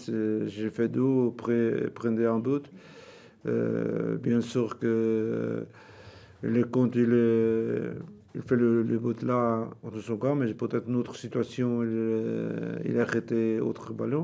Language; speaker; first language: French; non-native, learner; Portuguese